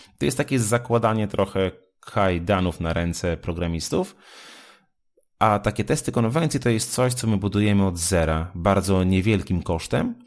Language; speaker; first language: Polish; native; Polish